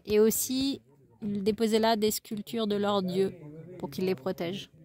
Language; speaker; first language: French; native; French